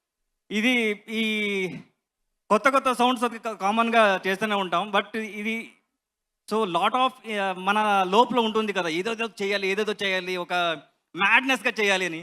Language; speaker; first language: Telugu; non-native, learner; Kannada